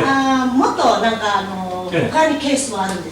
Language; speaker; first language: Japanese; non-native, learner; Filipino